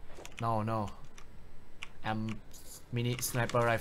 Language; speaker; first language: English; non-native, learner; Thai